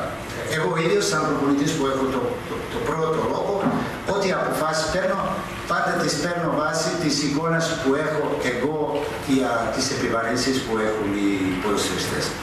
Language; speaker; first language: Greek; non-native, fluent; Serbian